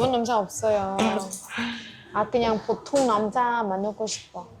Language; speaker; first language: Korean; non-native, learner; Vietnamese